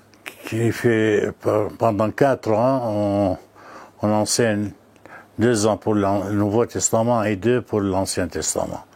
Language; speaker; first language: French; non-native, fluent; Arabic